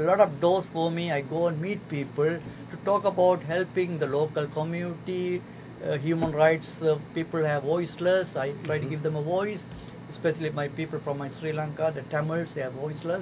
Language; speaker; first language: English; non-native, local second language; Tamil